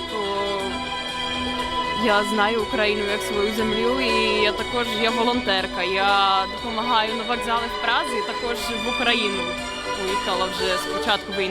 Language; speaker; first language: Ukrainian; non-native, fluent; Czech